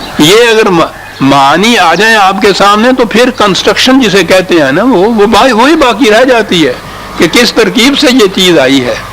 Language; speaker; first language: Urdu; non-native, local second language; Punjabi